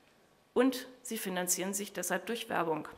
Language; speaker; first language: German; native; German